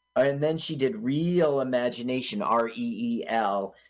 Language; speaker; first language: English; native; English